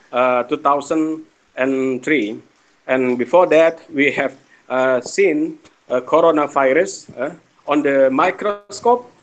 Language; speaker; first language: English; non-native, fluent; Indonesian